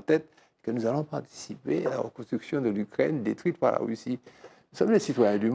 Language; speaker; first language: French; native; French